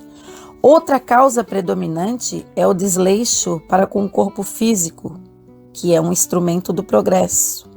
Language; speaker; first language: Portuguese; native; Portuguese